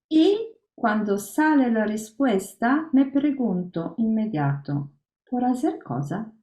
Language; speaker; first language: Spanish; non-native, learner; Italian